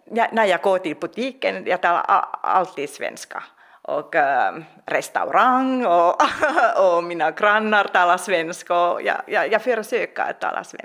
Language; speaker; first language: Swedish; non-native, local second language; Finnish